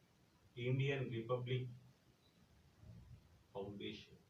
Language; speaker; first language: English; non-native, local second language; Telugu